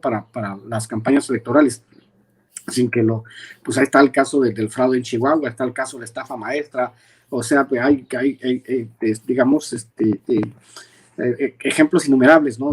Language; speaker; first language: Spanish; native; Spanish